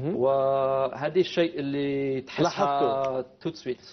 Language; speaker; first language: Arabic; non-native, fluent; English